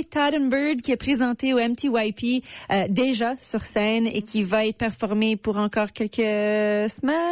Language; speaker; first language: French; native; French